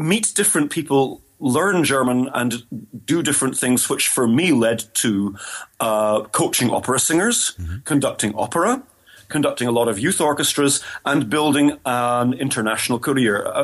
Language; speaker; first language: English; native; English